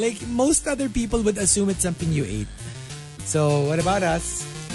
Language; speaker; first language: English; non-native, local second language; Filipino